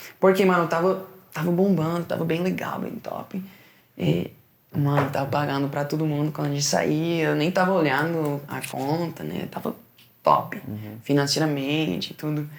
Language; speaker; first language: Portuguese; non-native, fluent; Spanish